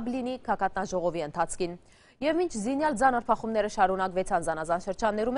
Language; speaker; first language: Armenian; early bilingual, heritage; Armenian